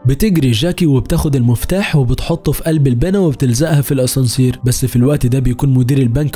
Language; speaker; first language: Arabic; native; Arabic